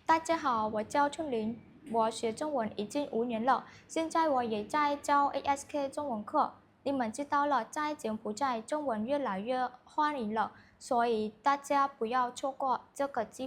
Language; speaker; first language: Chinese; non-native, fluent; Khmer